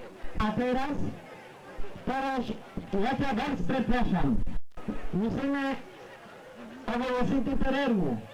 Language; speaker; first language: Polish; non-native, local second language; Rusyn